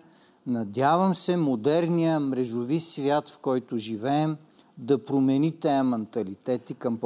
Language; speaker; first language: Bulgarian; native; Bulgarian